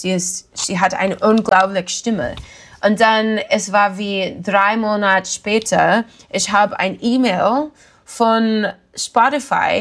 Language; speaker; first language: German; non-native, learner; English